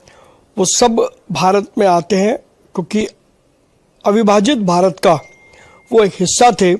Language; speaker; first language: Hindi; native; Hindi